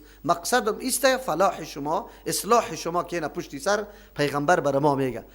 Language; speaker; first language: Persian; native; Persian